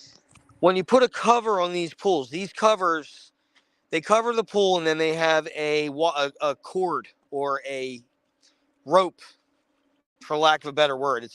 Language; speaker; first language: English; native; English